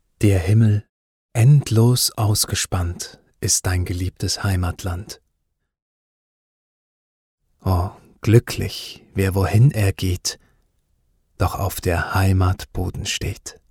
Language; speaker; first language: German; native; German